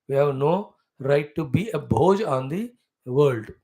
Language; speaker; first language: English; non-native, local second language; Hindi